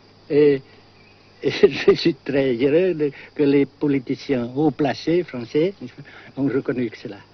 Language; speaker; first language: French; non-native, local second language; Vietnamese